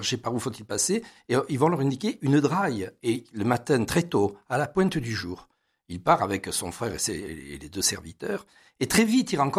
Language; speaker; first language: French; native; French